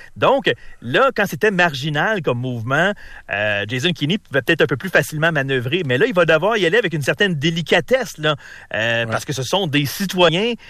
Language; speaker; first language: French; native; French